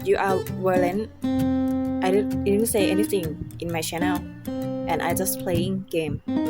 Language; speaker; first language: English; non-native, learner; Thai